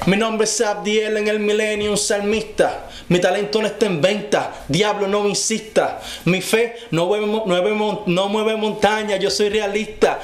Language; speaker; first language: Spanish; native; Spanish